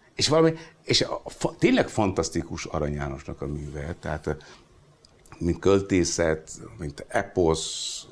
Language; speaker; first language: Hungarian; non-native, fluent; Hindi